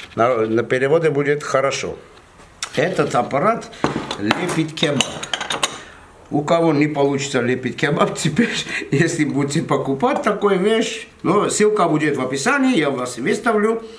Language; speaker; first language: Russian; non-native, fluent; Armenian